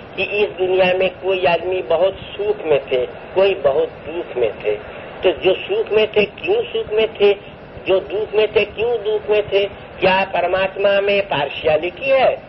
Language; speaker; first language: Hindi; non-native, local second language; Bangla